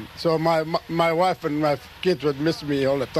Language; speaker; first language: English; native; English